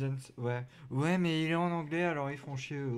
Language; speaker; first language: French; native; French